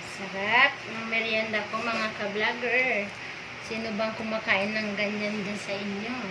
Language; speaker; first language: Filipino; non-native, local second language; Bikol